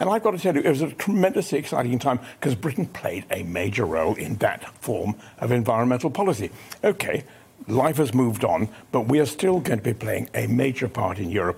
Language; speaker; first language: English; native; English